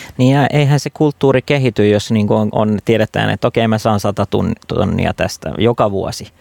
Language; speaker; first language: Finnish; non-native, local second language; Swedish